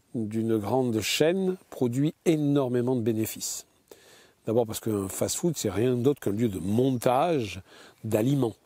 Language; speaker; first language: French; native; French